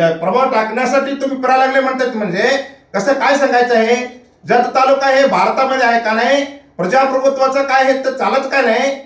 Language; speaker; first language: Marathi; non-native, local second language; Kannada